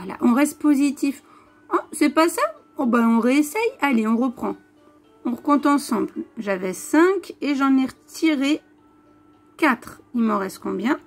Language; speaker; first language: French; native; French